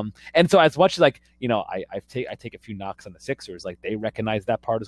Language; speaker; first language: English; native; English